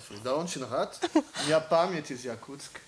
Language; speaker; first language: Russian; early bilingual, heritage; French